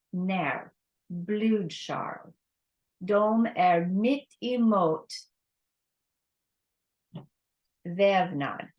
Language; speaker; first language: Swedish; non-native, learner; English